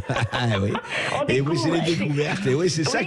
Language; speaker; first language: French; native; French